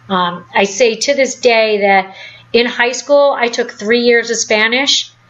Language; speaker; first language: English; native; English